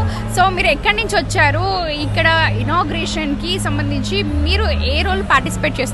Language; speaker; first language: Telugu; native; Telugu